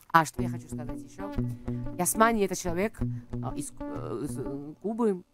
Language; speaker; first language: Russian; non-native, fluent; Georgian